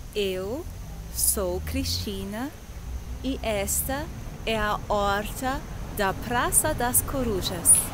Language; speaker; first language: Portuguese; non-native, fluent; Croatian